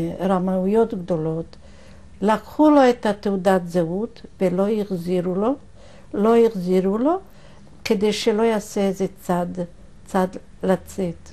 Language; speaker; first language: Hebrew; non-native, fluent; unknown